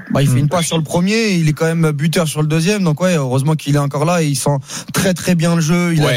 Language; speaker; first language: French; native; French